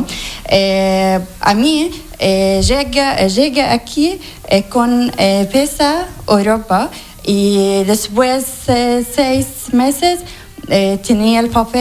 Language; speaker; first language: Spanish; non-native, learner; Arabic